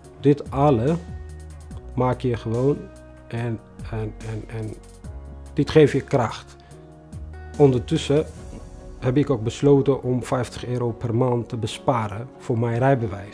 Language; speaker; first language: Dutch; non-native, fluent; Tigrinya